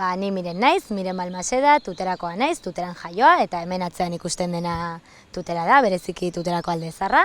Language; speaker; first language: Basque; native; Basque